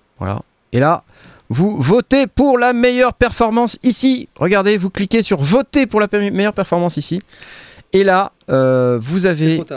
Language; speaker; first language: French; native; French